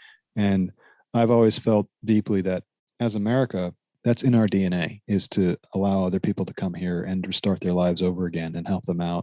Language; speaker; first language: English; native; English